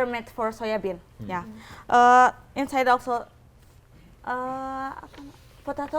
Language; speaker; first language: English; non-native, learner; Indonesian